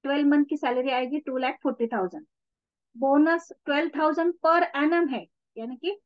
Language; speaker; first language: Hindi; non-native, local second language; Marathi